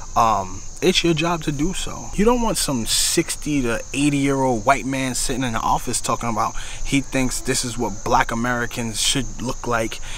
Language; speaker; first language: English; native; English